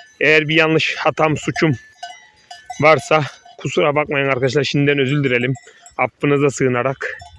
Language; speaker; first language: Turkish; native; Turkish